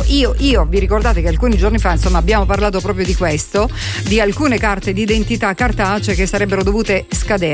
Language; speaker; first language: Italian; native; Italian